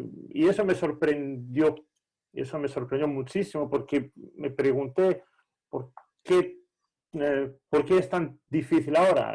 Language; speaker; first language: Spanish; non-native, fluent; Greek